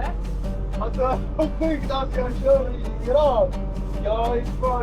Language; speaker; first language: Swedish; early bilingual, other home language; Arabic